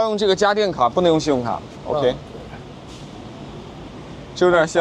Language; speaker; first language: Chinese; native; Chinese